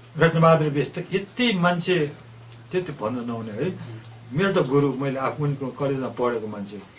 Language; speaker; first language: Nepali; non-native, local second language; Newari